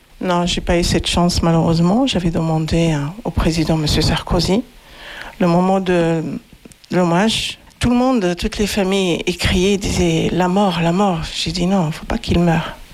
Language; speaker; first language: French; non-native, fluent; Arabic